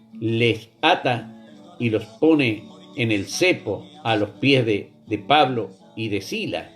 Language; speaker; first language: Spanish; native; Spanish